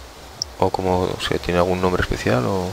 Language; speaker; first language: Spanish; native; Spanish